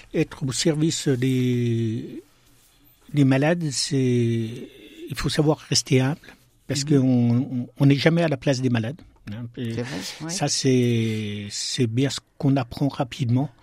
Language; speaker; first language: French; native; French